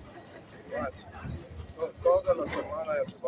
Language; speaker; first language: Spanish; non-native, learner; English